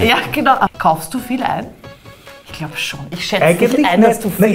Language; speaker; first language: German; native; German